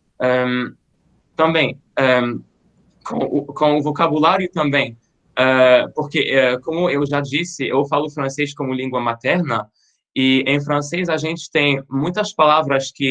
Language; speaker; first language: Portuguese; non-native, fluent; French